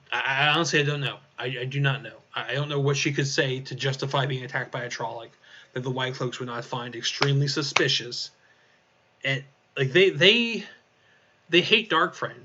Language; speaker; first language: English; native; English